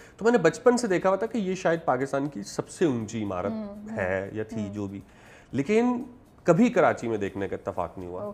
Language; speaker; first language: Urdu; non-native, local second language; Punjabi